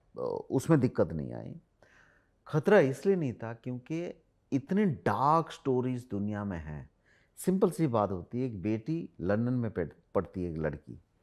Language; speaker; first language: Hindi; non-native, local second language; Odia